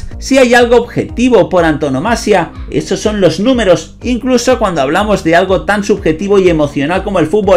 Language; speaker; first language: Spanish; native; Spanish